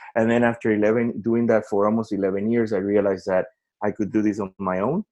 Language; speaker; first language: English; non-native, fluent; Spanish